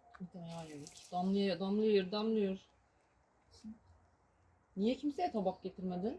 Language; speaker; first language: Turkish; native; Turkish